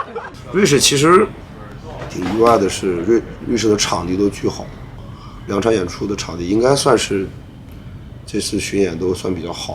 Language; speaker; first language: Chinese; native; Chinese